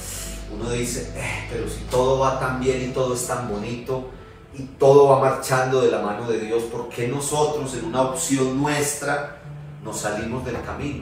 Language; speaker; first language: Spanish; native; Spanish